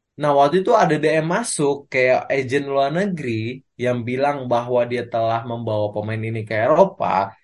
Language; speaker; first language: Indonesian; native; Indonesian